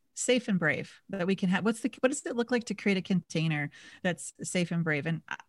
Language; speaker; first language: English; native; English